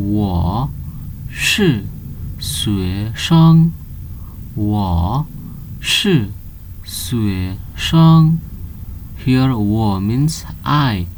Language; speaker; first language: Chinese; non-native, fluent; Nepali